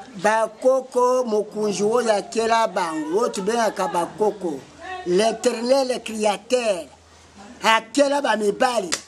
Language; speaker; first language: Lingala; non-native, local second language; Kongo